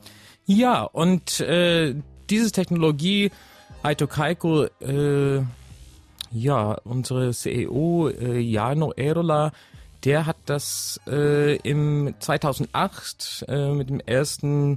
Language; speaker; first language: German; non-native, fluent; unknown